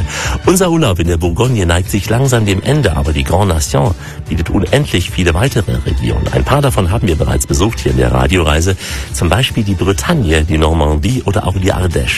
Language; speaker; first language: German; native; German